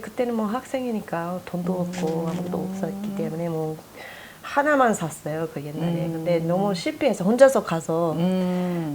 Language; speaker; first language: Korean; non-native, fluent; English